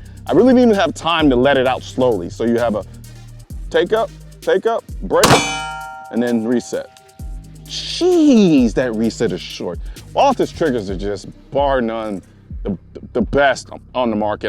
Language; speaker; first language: English; native; English